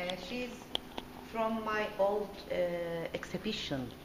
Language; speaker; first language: English; non-native, learner; Turkish